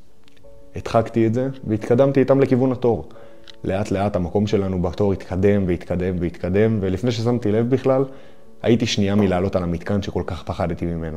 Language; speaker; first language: Hebrew; native; Hebrew